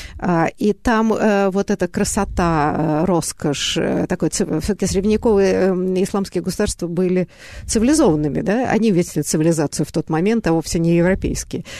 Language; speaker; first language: Russian; native; Russian